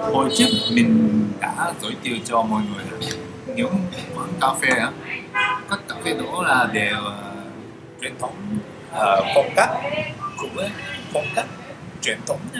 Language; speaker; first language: Vietnamese; non-native, fluent; Japanese